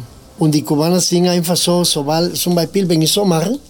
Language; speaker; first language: German; non-native, fluent; Spanish